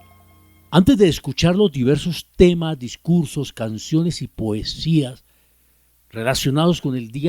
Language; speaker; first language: Spanish; native; Spanish